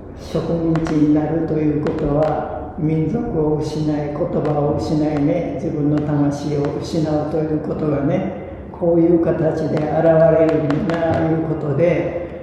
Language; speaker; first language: Japanese; early bilingual, other home language; Korean